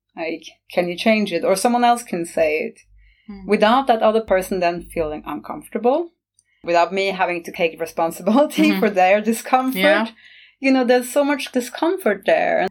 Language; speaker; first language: English; non-native, fluent; Norwegian